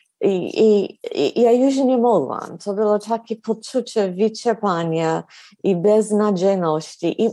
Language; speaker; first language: Polish; non-native, fluent; English